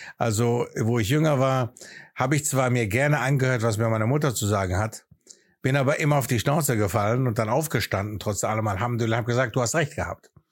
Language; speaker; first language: German; early bilingual, other home language; Greek